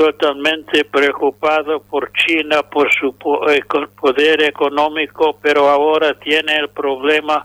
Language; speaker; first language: Spanish; non-native, fluent; English